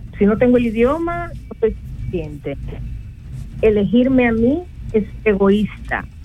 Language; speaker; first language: Spanish; native; Spanish